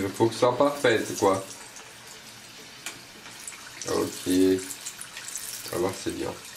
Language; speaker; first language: French; non-native, fluent; Portuguese